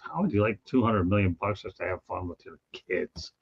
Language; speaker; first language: English; native; English